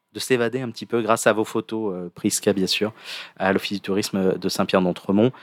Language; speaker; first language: French; native; French